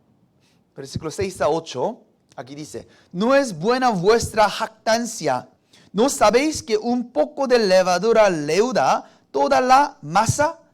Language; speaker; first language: Spanish; non-native, fluent; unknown